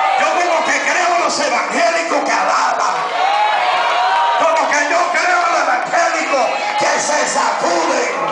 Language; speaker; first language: Spanish; native; Spanish